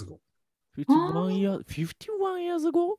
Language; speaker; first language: English; non-native, learner; Japanese